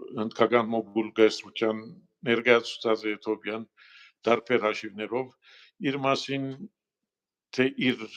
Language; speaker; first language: Armenian; early bilingual, heritage; Armenian